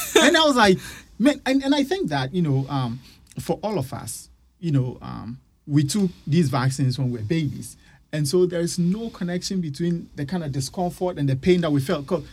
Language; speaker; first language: English; non-native, local second language; Akan